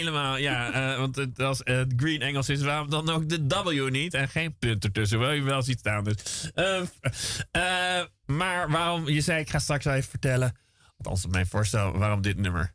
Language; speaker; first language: Dutch; native; Dutch